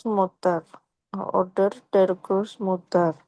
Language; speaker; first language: German; non-native, learner; Indonesian